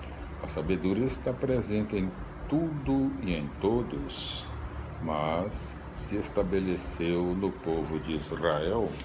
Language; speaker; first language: Portuguese; native; Portuguese